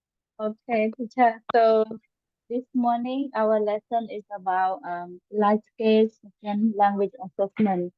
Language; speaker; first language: English; non-native, learner; Khmer